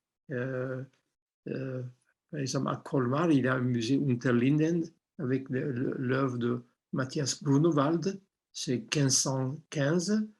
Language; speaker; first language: French; non-native, fluent; Armenian